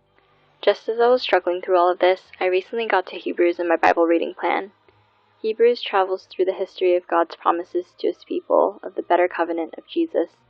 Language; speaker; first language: English; native; English